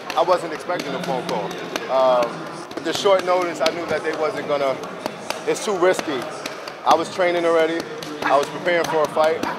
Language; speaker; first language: English; native; English